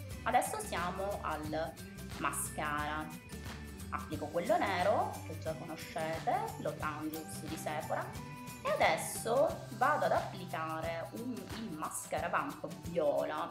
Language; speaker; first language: Italian; native; Italian